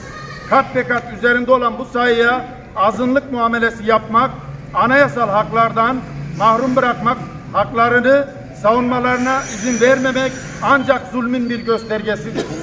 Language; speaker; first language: Turkish; native; Turkish